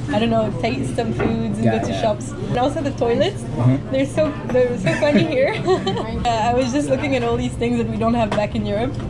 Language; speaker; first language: English; non-native, fluent; Slovak